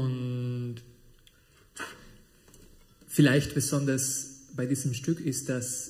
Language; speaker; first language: German; non-native, fluent; Spanish